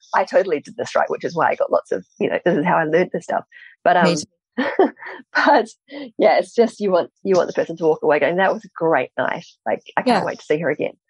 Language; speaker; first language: English; native; English